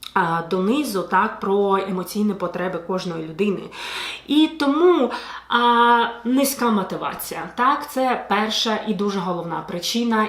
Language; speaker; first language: Ukrainian; non-native, local second language; Russian